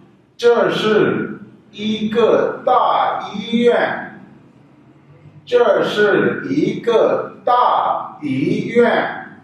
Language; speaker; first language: Chinese; non-native, fluent; Urdu